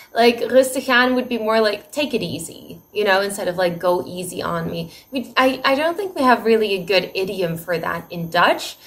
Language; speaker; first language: English; early bilingual, other home language; Dutch